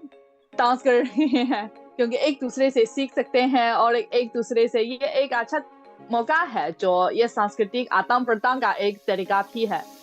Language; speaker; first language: Hindi; non-native, fluent; Chinese